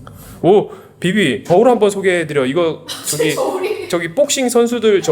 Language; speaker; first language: Korean; native; Korean